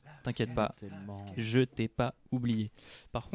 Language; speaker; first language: French; native; French